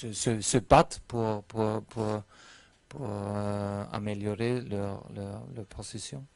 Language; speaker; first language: French; non-native, fluent; German